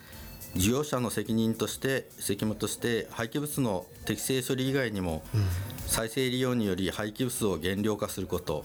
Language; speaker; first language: Japanese; native; Japanese